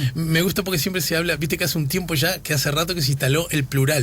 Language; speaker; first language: Spanish; native; Spanish